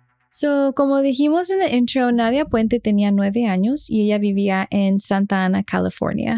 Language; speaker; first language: Spanish; early bilingual, heritage; Spanish